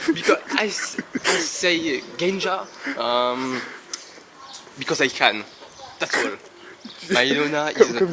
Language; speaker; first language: English; non-native, learner; French